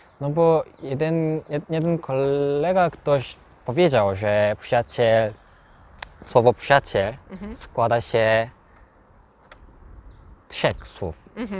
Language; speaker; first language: Polish; non-native, learner; Korean